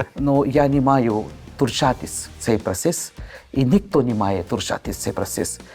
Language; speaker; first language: Ukrainian; non-native, fluent; Hindi